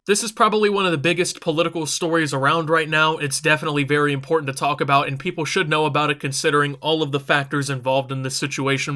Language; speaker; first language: English; native; English